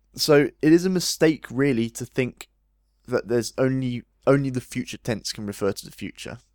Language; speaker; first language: English; native; English